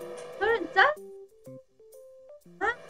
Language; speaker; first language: Korean; non-native, learner; Indonesian